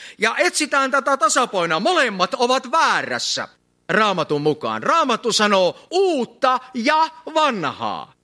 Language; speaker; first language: Finnish; native; Finnish